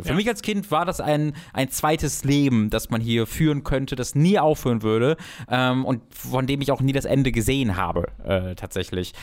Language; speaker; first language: German; native; German